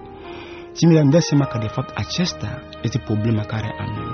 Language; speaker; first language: Romanian; non-native, fluent; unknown